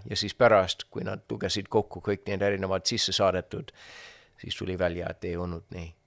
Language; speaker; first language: Estonian; non-native, fluent; English